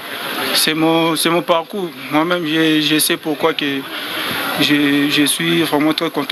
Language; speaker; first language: French; non-native, fluent; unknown